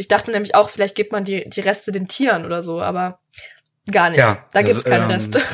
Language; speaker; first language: German; native; German